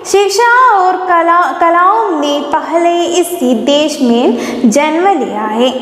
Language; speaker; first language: Hindi; non-native, local second language; Malayalam